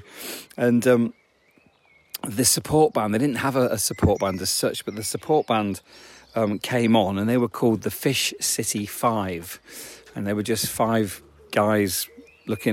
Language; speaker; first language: English; native; English